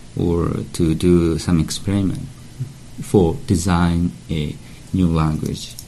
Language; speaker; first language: English; non-native, learner; Japanese